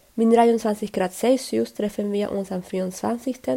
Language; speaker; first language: German; non-native, fluent; Spanish